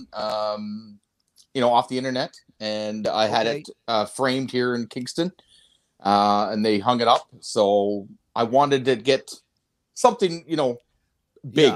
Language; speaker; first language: English; native; English